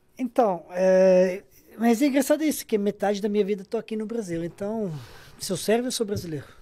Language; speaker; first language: Portuguese; non-native, fluent; Serbian